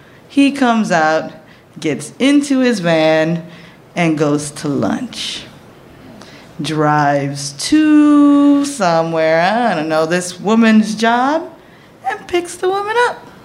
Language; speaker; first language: English; early bilingual, other home language; Spanish